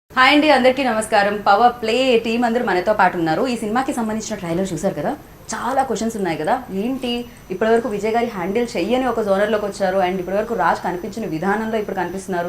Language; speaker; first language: Telugu; native; Telugu